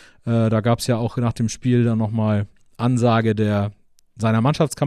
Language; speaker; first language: German; native; German